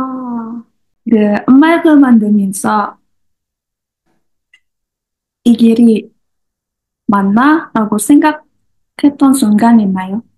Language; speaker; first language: Korean; non-native, learner; Indonesian